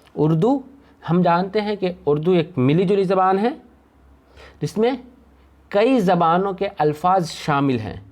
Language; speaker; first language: Urdu; native; Urdu